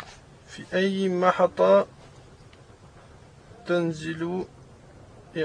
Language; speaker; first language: Arabic; non-native, learner; French